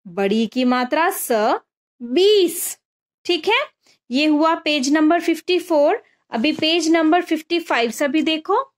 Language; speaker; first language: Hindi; non-native, local second language; Bangla